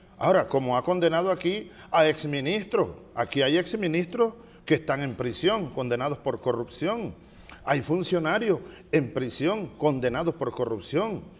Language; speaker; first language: Spanish; native; Spanish